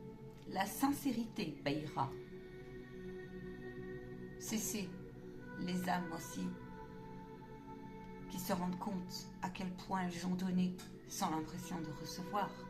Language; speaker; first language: French; native; French